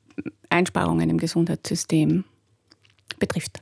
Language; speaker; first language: German; native; German